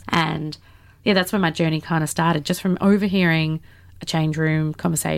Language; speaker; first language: English; native; English